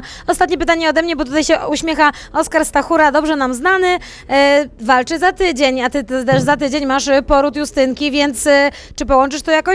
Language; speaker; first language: Polish; native; Polish